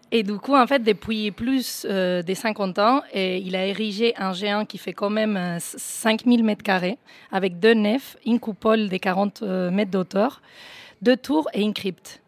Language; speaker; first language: French; non-native, fluent; Spanish